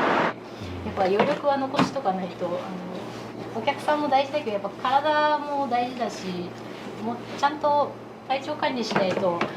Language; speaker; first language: Japanese; native; Japanese